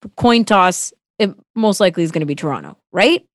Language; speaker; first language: English; non-native, fluent; Tamil